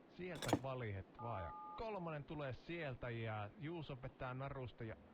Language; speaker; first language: Finnish; native; Finnish